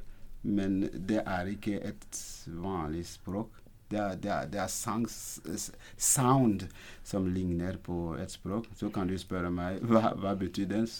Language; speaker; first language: Norwegian; non-native, fluent; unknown